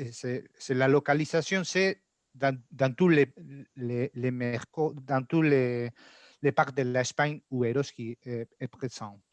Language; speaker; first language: French; non-native, learner; Spanish